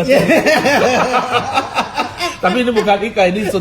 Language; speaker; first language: Indonesian; non-native, fluent; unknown